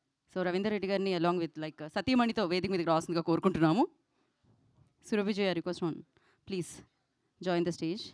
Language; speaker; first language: Telugu; native; Telugu